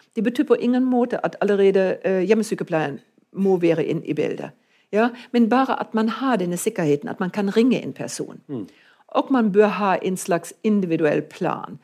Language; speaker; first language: Norwegian; non-native, fluent; German